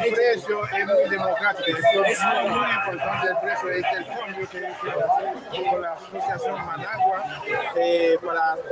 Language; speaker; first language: Spanish; non-native, learner; Haitian Creole